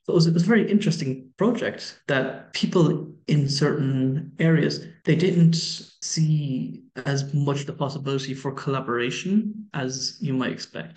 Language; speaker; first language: English; native; English